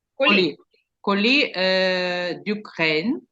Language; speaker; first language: French; non-native, learner; Ukrainian